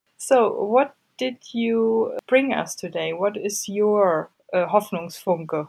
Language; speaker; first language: English; non-native, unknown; German